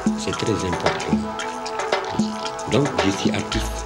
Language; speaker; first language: French; non-native, local second language; Wolof